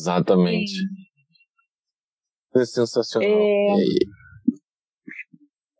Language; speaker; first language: Portuguese; native; Portuguese